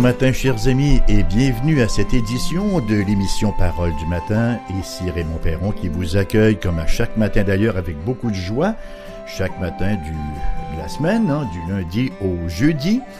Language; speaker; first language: French; native; French